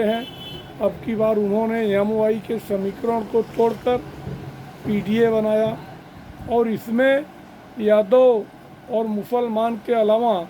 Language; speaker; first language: Hindi; native; Hindi